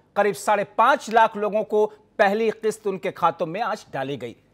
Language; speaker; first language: Hindi; native; Hindi